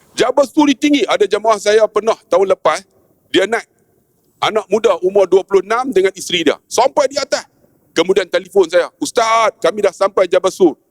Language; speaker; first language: Malay; native; Malay